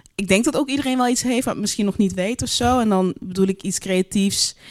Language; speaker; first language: Dutch; native; Dutch